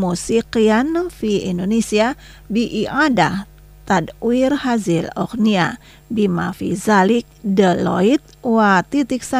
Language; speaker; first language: Arabic; non-native, fluent; Indonesian